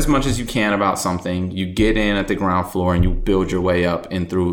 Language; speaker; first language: English; native; English